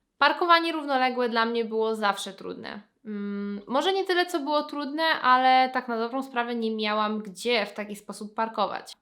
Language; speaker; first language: Polish; native; Polish